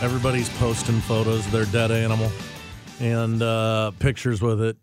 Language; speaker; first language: English; native; English